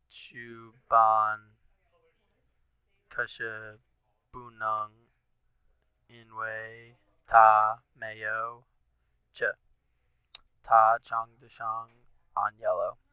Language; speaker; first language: Chinese; non-native, learner; English